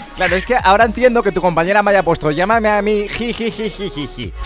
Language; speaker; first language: Spanish; native; Spanish